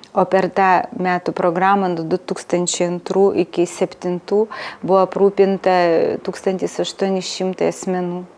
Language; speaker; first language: Lithuanian; native; Lithuanian